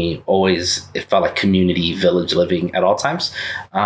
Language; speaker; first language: English; early bilingual, other home language; Spanish